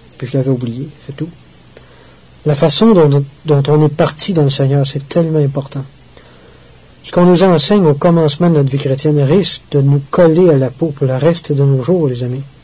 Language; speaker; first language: French; native; French